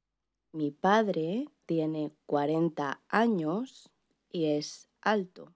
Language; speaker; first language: Spanish; non-native, learner; English